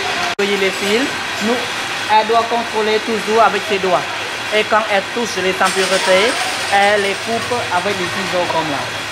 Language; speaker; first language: French; non-native, fluent; Khmer